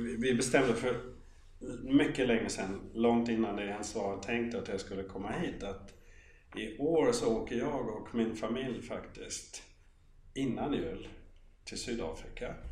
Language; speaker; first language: Swedish; non-native, fluent; German